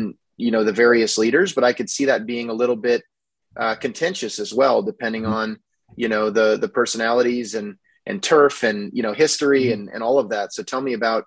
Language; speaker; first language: English; native; English